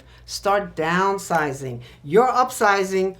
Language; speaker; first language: English; native; English